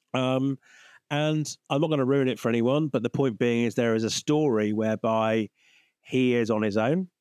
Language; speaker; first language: English; native; English